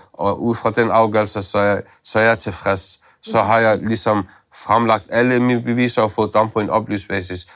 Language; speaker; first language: Danish; early bilingual, other home language; Arabic